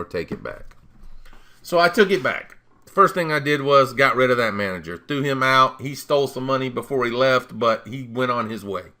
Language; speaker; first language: English; native; English